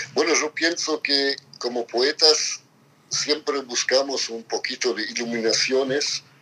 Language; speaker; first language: Spanish; non-native, fluent; German